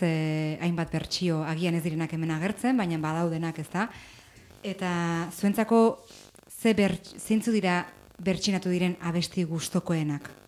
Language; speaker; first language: Basque; native; Basque